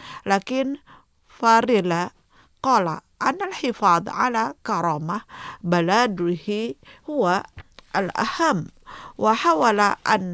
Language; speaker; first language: Arabic; non-native, fluent; Indonesian